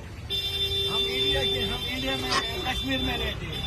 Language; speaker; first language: Hindi; non-native, local second language; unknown